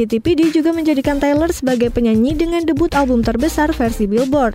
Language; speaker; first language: Indonesian; native; Indonesian